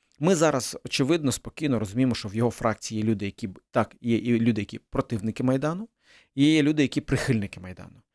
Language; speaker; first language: Ukrainian; early bilingual, other home language; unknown